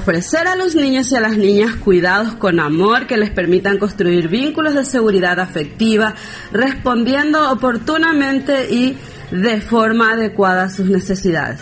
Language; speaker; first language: Spanish; native; Spanish